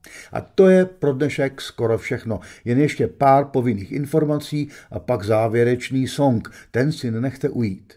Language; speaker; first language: Czech; native; Czech